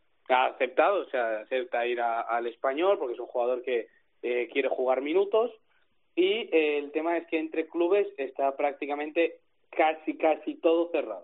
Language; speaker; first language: Spanish; native; Spanish